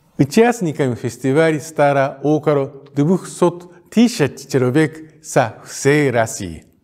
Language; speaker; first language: Russian; non-native, fluent; Japanese